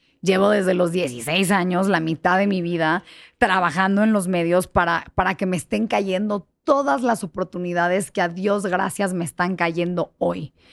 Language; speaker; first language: Spanish; early bilingual, heritage; Spanish